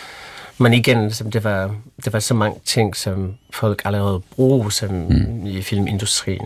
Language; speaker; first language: Danish; non-native, fluent; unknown